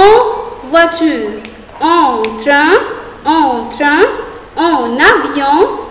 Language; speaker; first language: French; non-native, fluent; Arabic